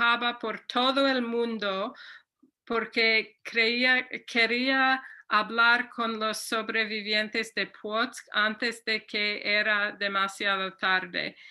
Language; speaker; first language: Spanish; non-native, fluent; English